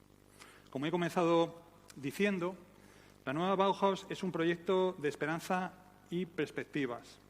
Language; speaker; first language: Spanish; native; Spanish